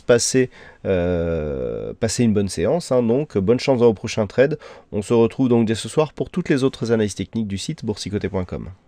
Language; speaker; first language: French; native; French